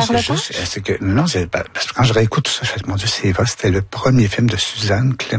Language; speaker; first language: French; native; French